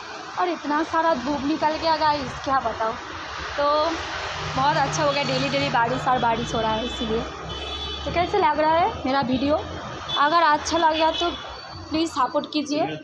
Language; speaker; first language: Hindi; non-native, local second language; Bangla